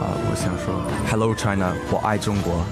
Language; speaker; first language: Chinese; early bilingual, heritage; English